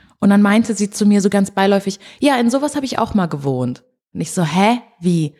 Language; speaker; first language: German; early bilingual, other home language; Portuguese